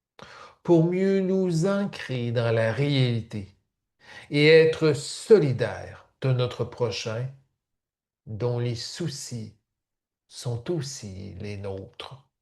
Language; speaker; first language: French; native; French